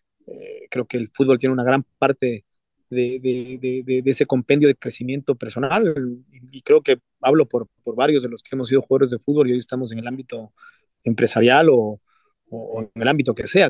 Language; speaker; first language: Spanish; native; Spanish